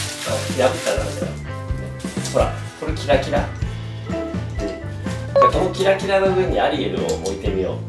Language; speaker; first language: Japanese; native; Japanese